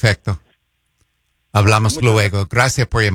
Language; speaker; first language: Spanish; non-native, fluent; English